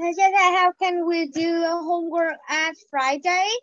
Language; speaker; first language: English; non-native, learner; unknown